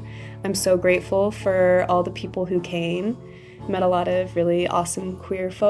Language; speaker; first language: English; native; English